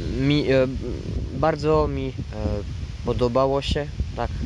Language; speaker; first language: Polish; non-native, learner; French